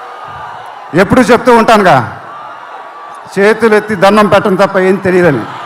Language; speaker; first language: Telugu; native; Telugu